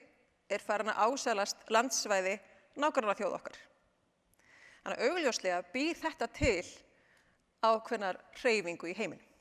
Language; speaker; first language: Icelandic; native; Icelandic